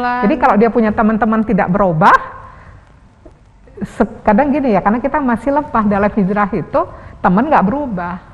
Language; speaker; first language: Indonesian; native; Indonesian